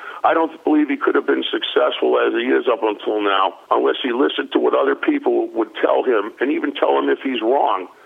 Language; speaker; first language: English; early bilingual, other home language; German